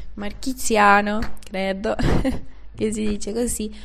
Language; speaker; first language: Italian; non-native, fluent; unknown